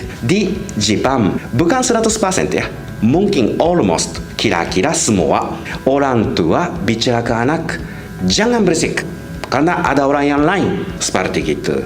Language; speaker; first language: Indonesian; non-native, fluent; Japanese